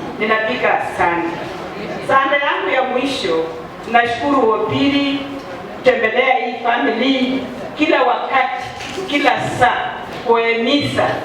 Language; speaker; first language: Swahili; non-native, local second language; Luyia